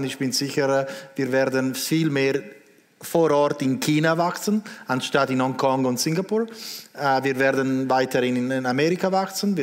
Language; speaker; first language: German; non-native, local second language; Italian